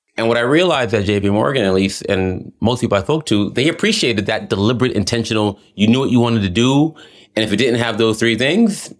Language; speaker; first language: English; native; English